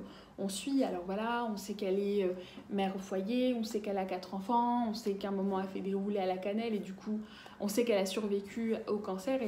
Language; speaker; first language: French; native; French